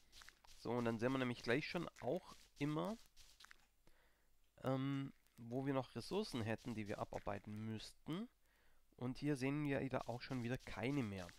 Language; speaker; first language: German; native; German